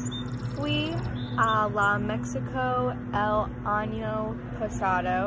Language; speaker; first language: Spanish; non-native, learner; English